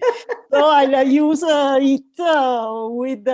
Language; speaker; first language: English; non-native, learner; Italian